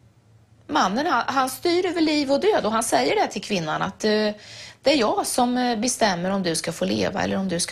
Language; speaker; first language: Swedish; native; Swedish